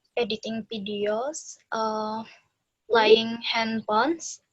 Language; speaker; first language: English; non-native, learner; Indonesian